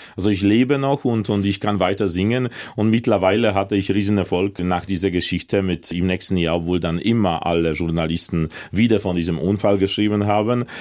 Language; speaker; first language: German; non-native, fluent; Polish